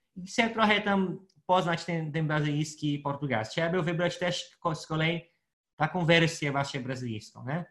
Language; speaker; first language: Polish; non-native, fluent; Portuguese